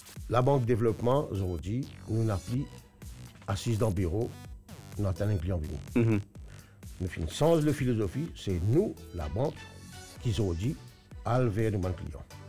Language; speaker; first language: French; non-native, local second language; Morisyen